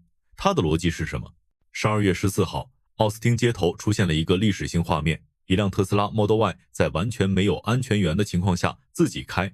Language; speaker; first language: Chinese; native; Chinese